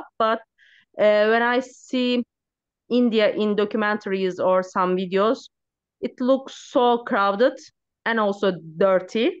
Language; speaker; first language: English; non-native, learner; Turkish